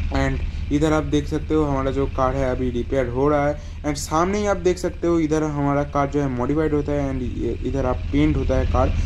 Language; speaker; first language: Hindi; non-native, local second language; Bangla